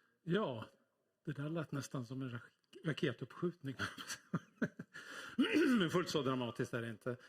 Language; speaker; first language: Swedish; native; Swedish